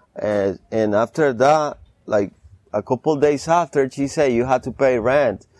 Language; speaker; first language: English; early bilingual, other home language; Spanish